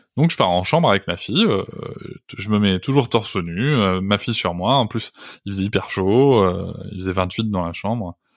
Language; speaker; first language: French; native; French